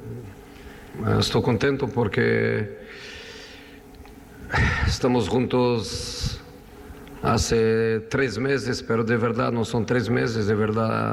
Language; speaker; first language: Spanish; non-native, fluent; Italian